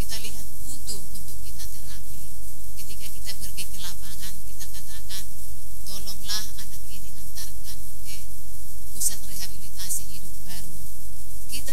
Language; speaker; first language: Indonesian; native; Indonesian